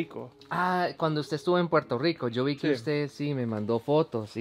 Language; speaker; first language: Spanish; native; Spanish